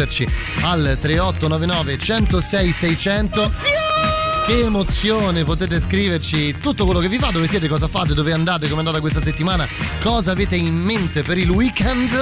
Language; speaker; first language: Italian; native; Italian